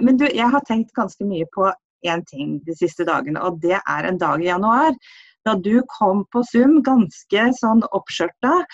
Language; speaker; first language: Norwegian; native; Norwegian